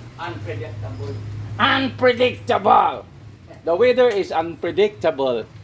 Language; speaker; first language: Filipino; non-native, local second language; Cebuano